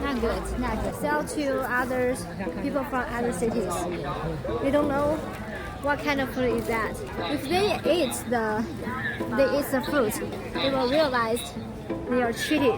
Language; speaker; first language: English; non-native, learner; Chinese